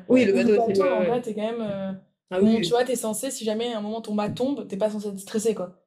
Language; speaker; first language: French; native; French